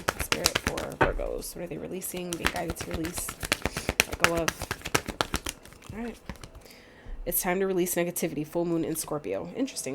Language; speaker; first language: English; native; English